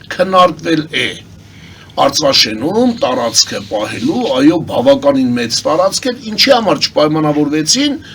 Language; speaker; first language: Armenian; non-native, local second language; Kurdish